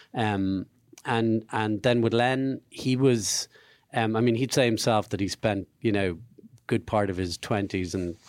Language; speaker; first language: English; native; English